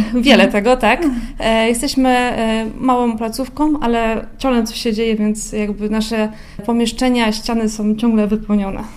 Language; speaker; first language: Polish; native; Polish